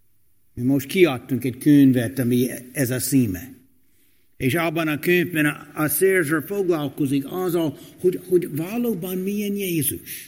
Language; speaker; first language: Hungarian; non-native, fluent; English